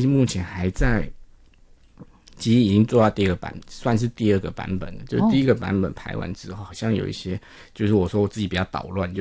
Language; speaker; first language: Chinese; non-native, local second language; Min Nan Chinese